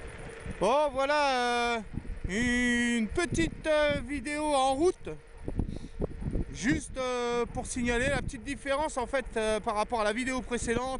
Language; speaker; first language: French; native; French